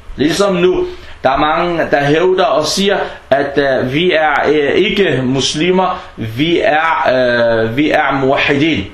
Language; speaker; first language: Danish; non-native, fluent; Arabic